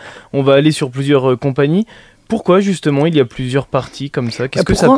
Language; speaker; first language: French; native; French